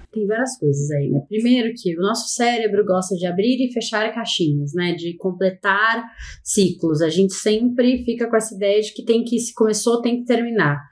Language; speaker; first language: Portuguese; native; Portuguese